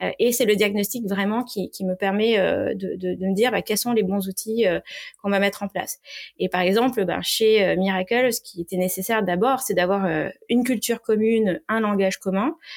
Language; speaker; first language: French; native; French